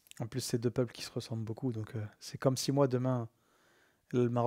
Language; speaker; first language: French; native; French